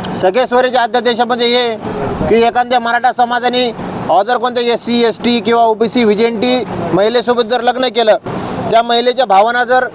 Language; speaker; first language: Marathi; non-native, local second language; Lambadi